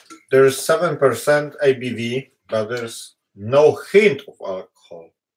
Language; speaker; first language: English; non-native, fluent; Polish